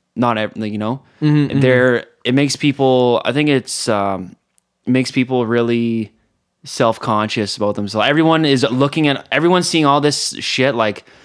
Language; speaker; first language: English; native; English